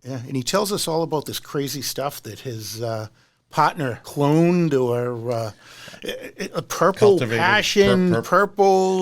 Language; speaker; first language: English; native; English